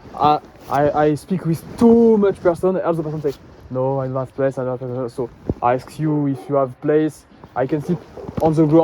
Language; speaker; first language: English; non-native, learner; French